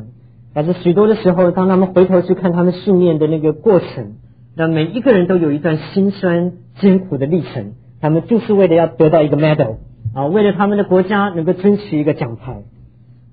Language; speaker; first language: Chinese; native; Chinese